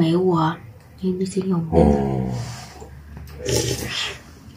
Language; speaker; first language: Chinese; non-native, learner; Vietnamese